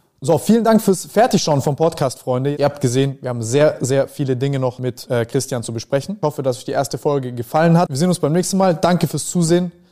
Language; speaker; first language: German; early bilingual, other home language; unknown